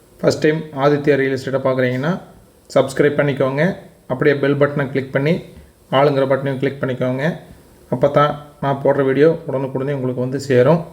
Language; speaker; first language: Tamil; native; Tamil